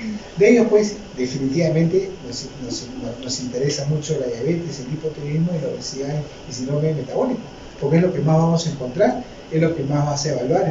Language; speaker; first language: Spanish; native; Spanish